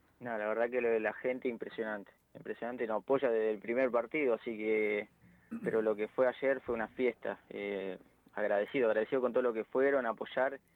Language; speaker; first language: Spanish; native; Spanish